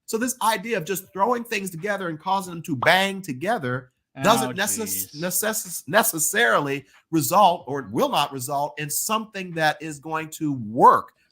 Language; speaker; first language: English; native; English